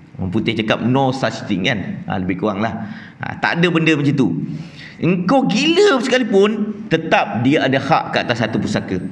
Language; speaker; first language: Malay; native; Malay